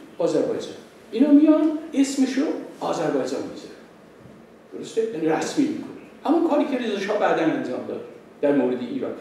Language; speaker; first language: Persian; non-native, local second language; Azerbaijani